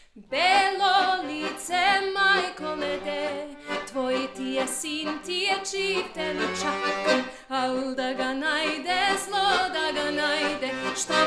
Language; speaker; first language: Icelandic; non-native, fluent; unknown